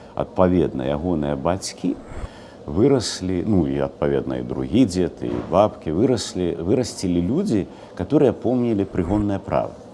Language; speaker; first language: Belarusian; native; Belarusian